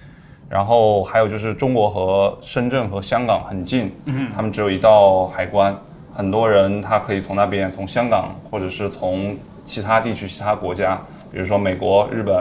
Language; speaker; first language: Chinese; native; Chinese